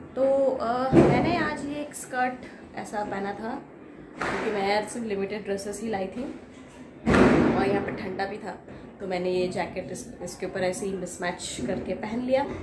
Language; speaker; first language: Hindi; non-native, local second language; Bangla